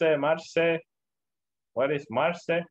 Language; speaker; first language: English; non-native, learner; Spanish